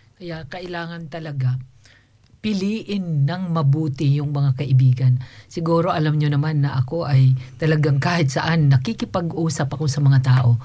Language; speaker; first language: Filipino; non-native, local second language; Waray